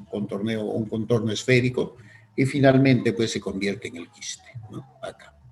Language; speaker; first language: Spanish; native; Spanish